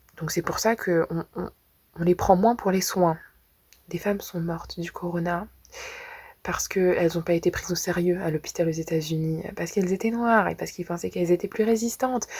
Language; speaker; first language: French; native; French